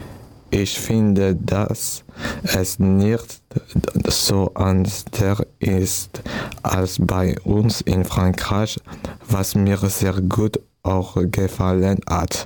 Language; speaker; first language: German; non-native, learner; French